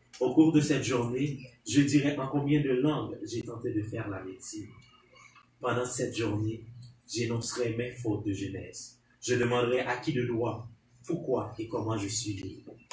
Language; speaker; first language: French; non-native, local second language; Haitian Creole